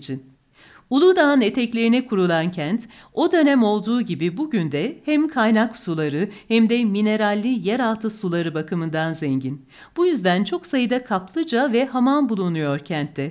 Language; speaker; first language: Turkish; native; Turkish